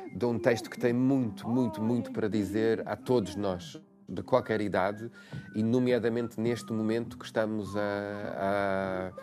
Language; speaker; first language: Portuguese; non-native, fluent; English